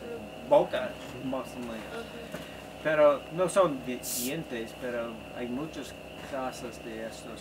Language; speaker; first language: Spanish; non-native, learner; English